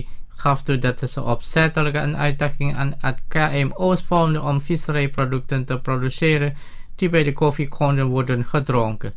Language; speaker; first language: Dutch; non-native, fluent; Indonesian